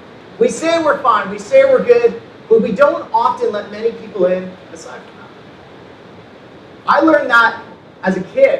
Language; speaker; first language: English; native; English